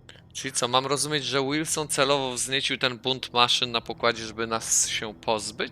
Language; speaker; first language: Polish; native; Polish